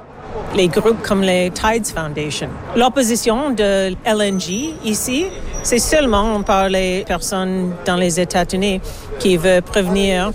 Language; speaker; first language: French; non-native, learner; English